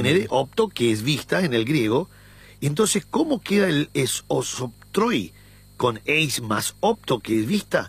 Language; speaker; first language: Spanish; native; Spanish